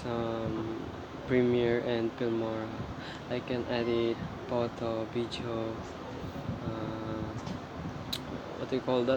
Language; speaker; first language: English; non-native, learner; Filipino